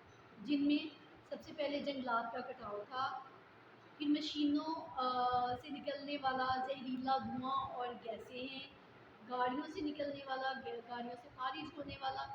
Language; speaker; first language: Urdu; native; Urdu